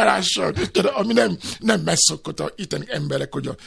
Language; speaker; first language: Hungarian; non-native, learner; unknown